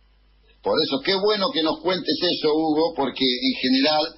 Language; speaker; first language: Spanish; native; Spanish